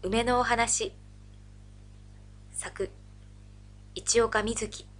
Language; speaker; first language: Japanese; native; Japanese